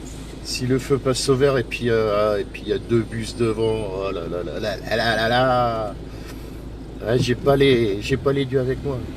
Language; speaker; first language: French; native; French